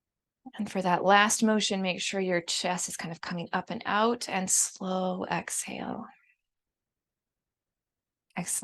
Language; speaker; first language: English; native; English